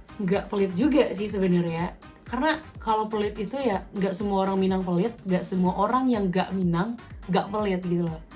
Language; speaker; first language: Indonesian; native; Indonesian